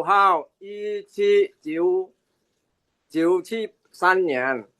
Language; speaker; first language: Chinese; non-native, learner; Indonesian